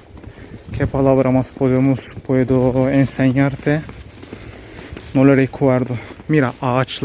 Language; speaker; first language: Spanish; non-native, learner; Turkish